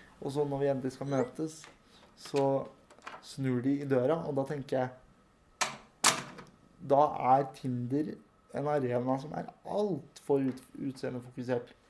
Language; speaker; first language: Norwegian; native; Norwegian